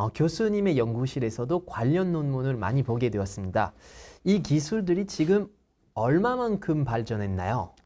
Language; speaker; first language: Korean; non-native, fluent; French